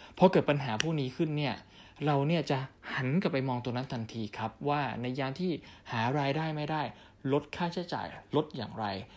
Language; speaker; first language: Thai; native; Thai